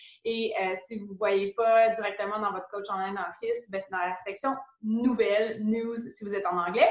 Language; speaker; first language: French; native; French